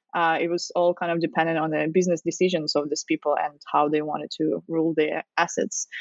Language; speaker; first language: English; non-native, fluent; Russian